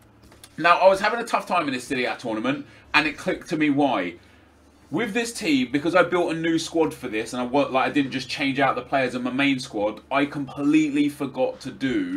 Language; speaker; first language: English; native; English